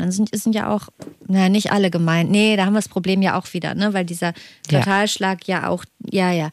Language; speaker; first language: German; native; German